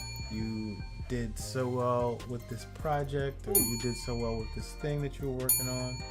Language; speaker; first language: English; native; English